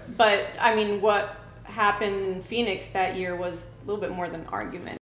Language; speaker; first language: English; non-native, fluent; Portuguese